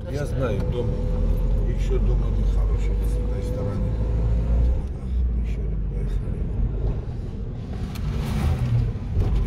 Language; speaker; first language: Russian; non-native, local second language; Georgian